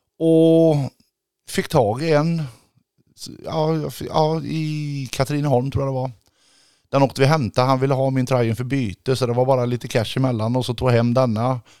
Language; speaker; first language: Swedish; native; Swedish